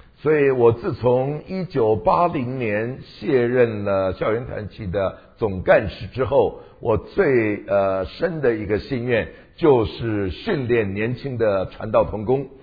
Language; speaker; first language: Chinese; native; Chinese